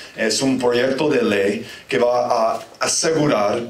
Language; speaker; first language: Spanish; non-native, fluent; English